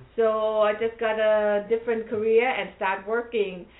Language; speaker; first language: English; non-native, fluent; Thai